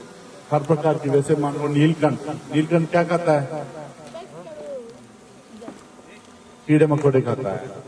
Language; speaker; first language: Hindi; native; Hindi